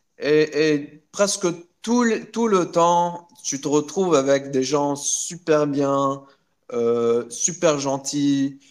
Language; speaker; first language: French; non-native, local second language; Arabic